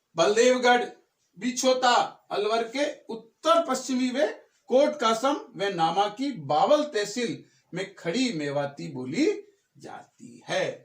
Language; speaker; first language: Hindi; native; Hindi